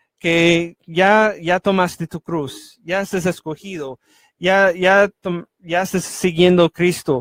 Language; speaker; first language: Spanish; non-native, fluent; English